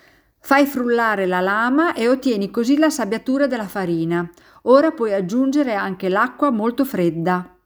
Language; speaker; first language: Italian; native; Italian